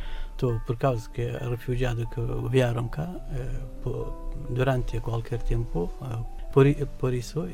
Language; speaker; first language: Portuguese; non-native, learner; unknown